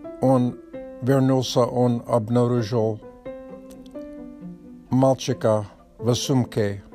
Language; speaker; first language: Russian; non-native, learner; Polish